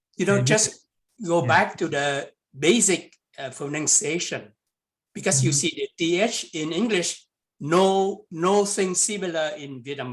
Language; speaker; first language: English; non-native, fluent; Vietnamese